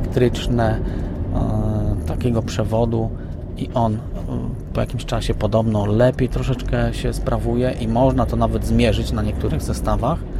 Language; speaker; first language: Polish; native; Polish